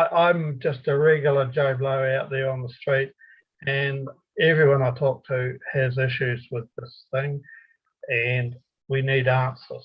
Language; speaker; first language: English; native; English